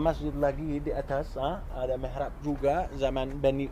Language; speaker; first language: Indonesian; non-native, learner; Arabic